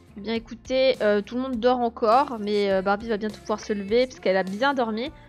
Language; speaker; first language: French; native; French